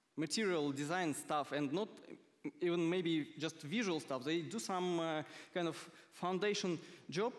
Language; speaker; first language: English; non-native, fluent; Russian